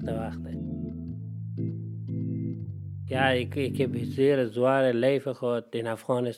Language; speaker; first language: Dutch; non-native, learner; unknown